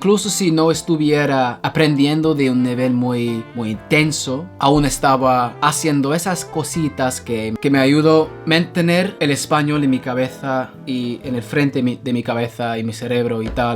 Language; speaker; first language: Spanish; non-native, fluent; English